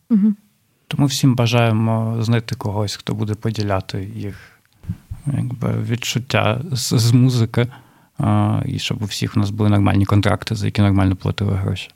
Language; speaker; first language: Ukrainian; non-native, local second language; Russian